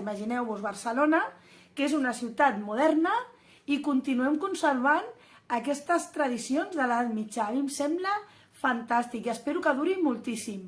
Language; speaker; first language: Catalan; native; Catalan